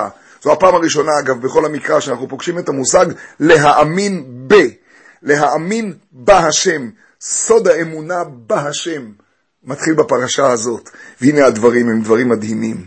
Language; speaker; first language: Hebrew; native; Hebrew